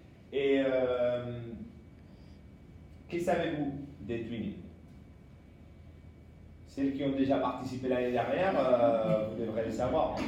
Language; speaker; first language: French; non-native, fluent; Spanish